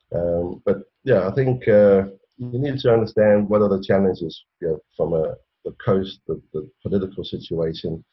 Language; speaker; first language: English; native; English